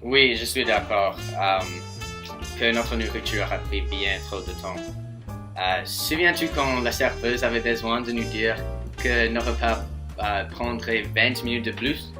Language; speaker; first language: French; non-native, fluent; English